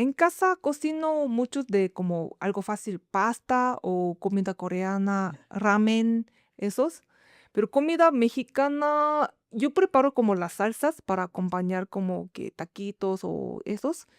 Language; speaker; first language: Spanish; non-native, fluent; Korean